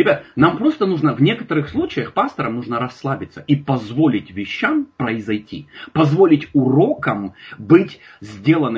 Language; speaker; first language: Russian; native; Russian